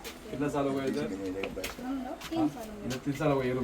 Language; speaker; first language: Hindi; non-native, local second language; Konkani